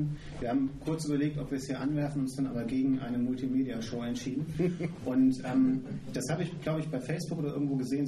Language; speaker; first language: German; native; German